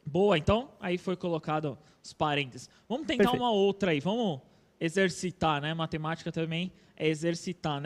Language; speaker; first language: Portuguese; native; Portuguese